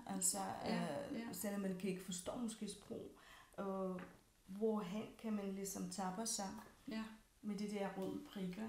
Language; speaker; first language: Danish; non-native, fluent; Russian